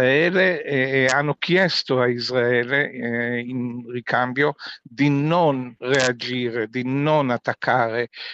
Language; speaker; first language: Italian; non-native, fluent; Hebrew